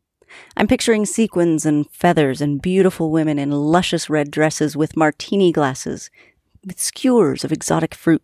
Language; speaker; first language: English; native; English